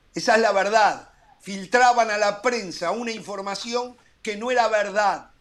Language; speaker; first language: Spanish; native; Spanish